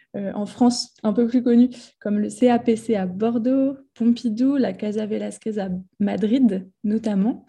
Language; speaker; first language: French; native; French